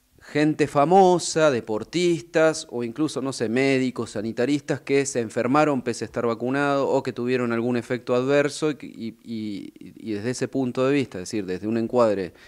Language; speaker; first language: Spanish; native; Spanish